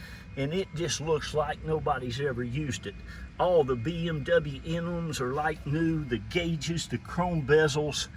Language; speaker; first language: English; native; English